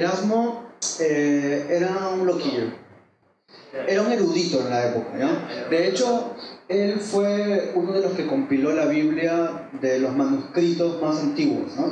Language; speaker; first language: Spanish; native; Spanish